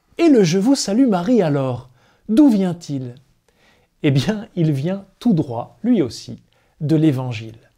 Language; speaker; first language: French; native; French